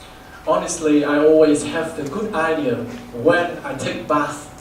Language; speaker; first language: English; non-native, fluent; Vietnamese